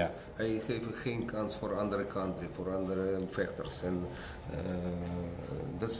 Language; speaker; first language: Dutch; non-native, learner; Russian